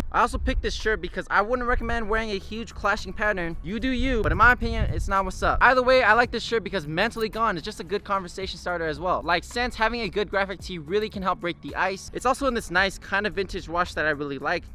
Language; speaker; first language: English; native; English